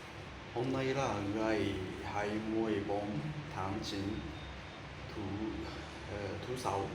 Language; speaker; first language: Vietnamese; non-native, learner; Japanese